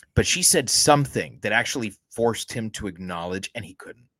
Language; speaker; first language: English; native; English